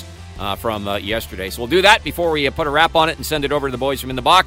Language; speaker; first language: English; native; English